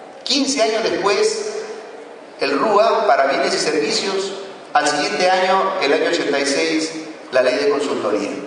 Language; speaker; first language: Spanish; native; Spanish